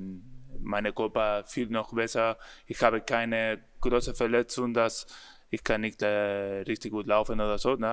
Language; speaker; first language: German; non-native, learner; Spanish